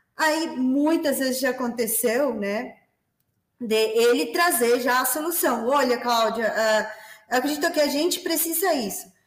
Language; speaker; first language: Portuguese; non-native, fluent; Spanish